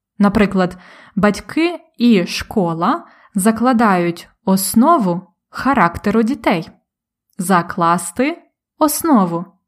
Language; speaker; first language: Ukrainian; native; Ukrainian